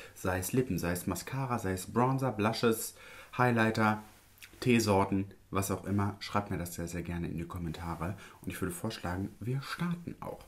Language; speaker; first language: German; early bilingual, other home language; Italian